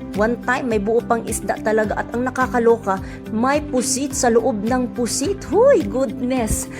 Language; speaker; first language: Filipino; non-native, local second language; Cebuano